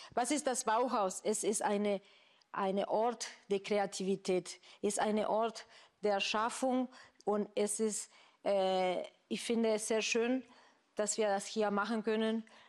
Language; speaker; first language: German; non-native, fluent; Spanish